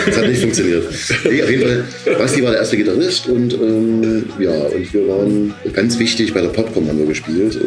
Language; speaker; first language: German; native; German